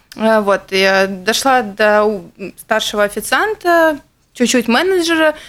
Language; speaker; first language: Russian; native; Russian